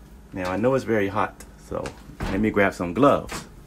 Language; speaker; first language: English; native; English